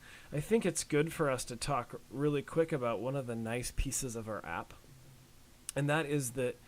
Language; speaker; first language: English; native; English